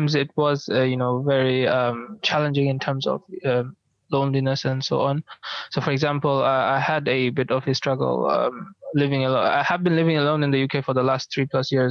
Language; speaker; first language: English; non-native, local second language; Bangla